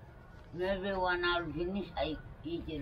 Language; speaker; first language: English; non-native, learner; Nepali